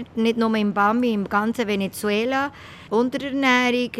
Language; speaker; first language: German; non-native, fluent; Spanish